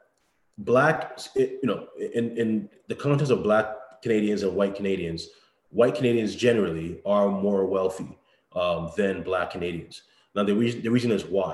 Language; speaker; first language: English; native; English